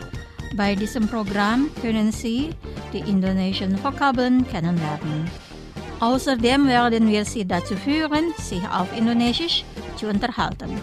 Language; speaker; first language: German; non-native, fluent; Indonesian